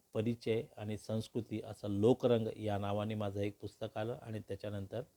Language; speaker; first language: Marathi; non-native, local second language; Hindi